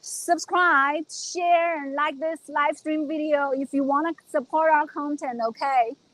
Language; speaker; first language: English; non-native, fluent; Chinese